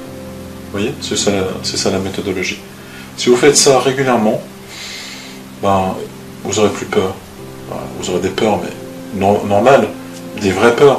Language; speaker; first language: French; native; French